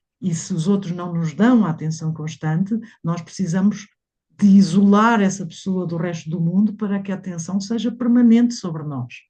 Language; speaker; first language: Portuguese; native; Portuguese